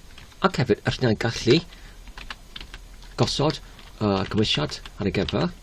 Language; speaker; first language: Welsh; non-native, learner; English